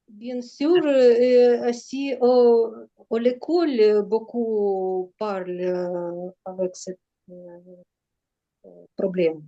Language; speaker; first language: French; non-native, learner; Ukrainian